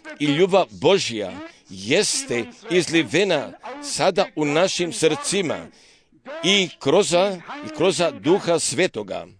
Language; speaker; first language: Croatian; early bilingual, heritage; Serbian